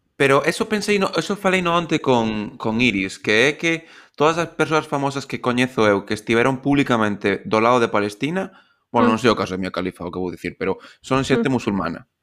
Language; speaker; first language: Galician; non-native, local second language; Spanish